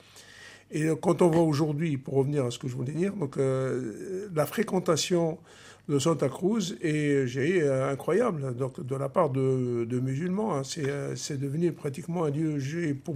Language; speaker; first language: French; non-native, local second language; Arabic